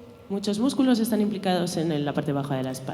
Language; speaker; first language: Spanish; native; Spanish